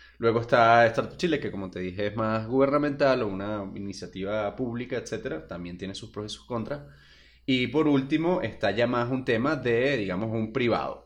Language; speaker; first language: Spanish; native; Spanish